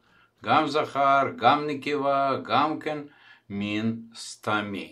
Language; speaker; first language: Hebrew; non-native, fluent; Russian